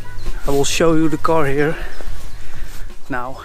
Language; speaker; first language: English; non-native, fluent; Dutch